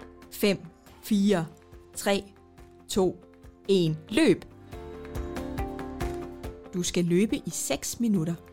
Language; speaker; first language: Danish; native; Danish